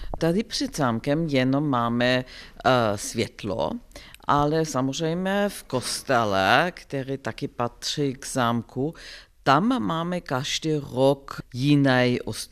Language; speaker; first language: Czech; non-native, fluent; German